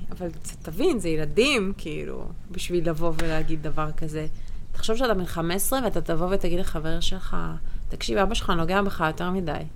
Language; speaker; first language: Hebrew; native; Hebrew